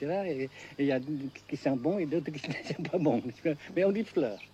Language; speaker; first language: French; non-native, fluent; Vietnamese